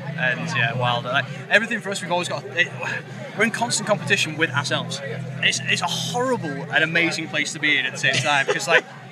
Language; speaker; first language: English; native; English